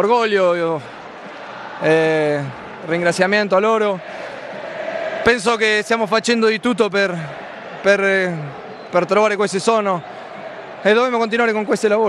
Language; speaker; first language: Italian; non-native, fluent; Spanish